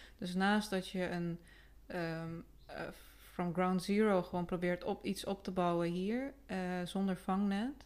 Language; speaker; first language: Dutch; early bilingual, other home language; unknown